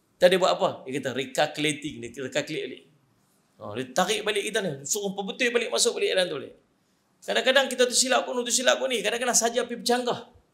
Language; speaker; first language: Malay; native; Malay